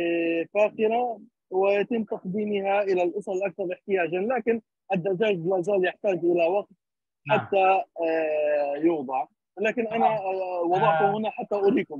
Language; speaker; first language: Arabic; native; Arabic